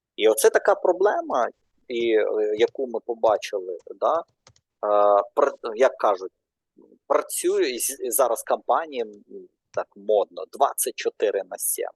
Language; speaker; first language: Ukrainian; non-native, local second language; Russian